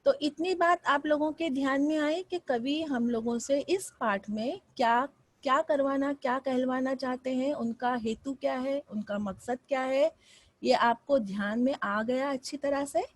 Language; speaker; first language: Hindi; non-native, local second language; Marathi